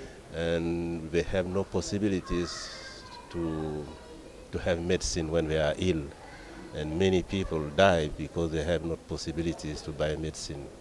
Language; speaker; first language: English; non-native, learner; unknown